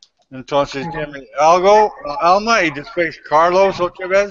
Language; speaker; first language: Spanish; non-native, learner; English